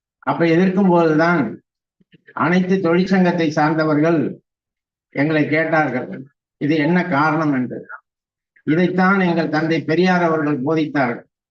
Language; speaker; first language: Tamil; native; Tamil